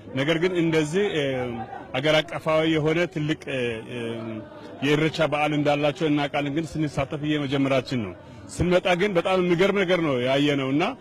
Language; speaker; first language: Amharic; non-native, local second language; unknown